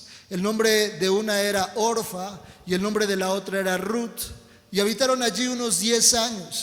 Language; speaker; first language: Spanish; native; Spanish